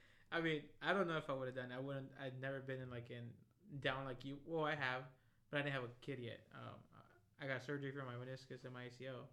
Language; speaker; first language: English; early bilingual, other home language; Spanish